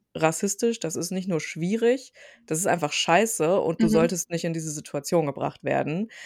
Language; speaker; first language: German; early bilingual, other home language; Turkish